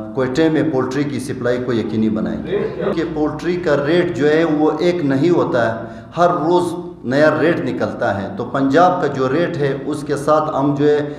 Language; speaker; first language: Urdu; non-native, local second language; Pashto